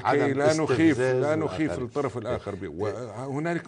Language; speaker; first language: Arabic; native; Arabic